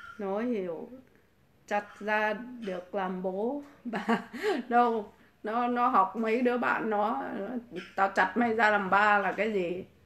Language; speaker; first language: Vietnamese; native; Vietnamese